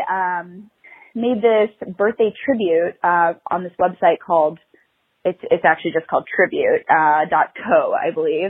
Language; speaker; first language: English; native; English